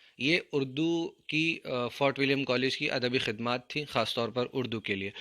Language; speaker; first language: Urdu; native; Urdu